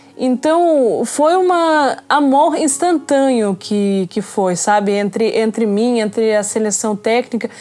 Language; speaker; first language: Portuguese; non-native, fluent; Russian